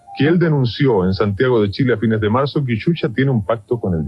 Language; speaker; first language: Spanish; native; Spanish